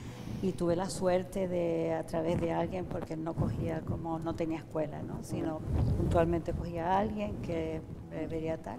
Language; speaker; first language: Spanish; native; Spanish